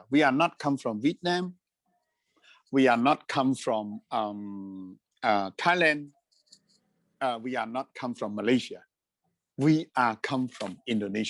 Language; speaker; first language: English; non-native, fluent; Cantonese